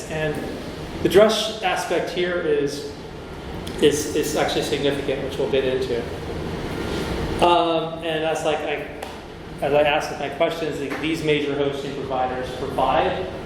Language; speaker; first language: English; native; English